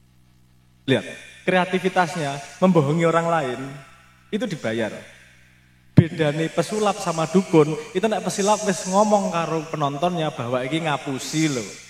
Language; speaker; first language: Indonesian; non-native, local second language; Javanese